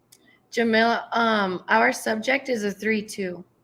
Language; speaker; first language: English; native; English